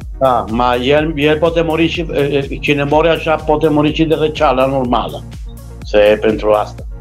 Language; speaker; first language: Romanian; non-native, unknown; Italian